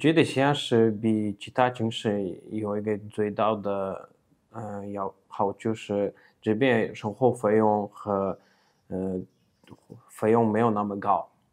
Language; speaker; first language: Chinese; non-native, fluent; Uzbek